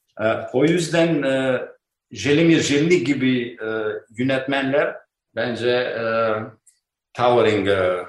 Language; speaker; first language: Turkish; non-native, learner; Albanian